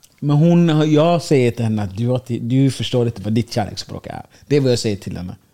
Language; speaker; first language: Swedish; early bilingual, other home language; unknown